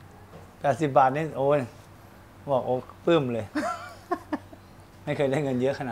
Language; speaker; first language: Thai; native; Thai